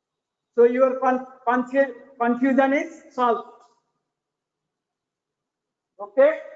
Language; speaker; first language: English; non-native, learner; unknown